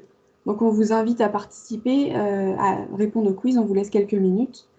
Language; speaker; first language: French; native; French